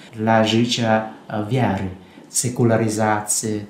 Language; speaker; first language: Polish; non-native, fluent; Vietnamese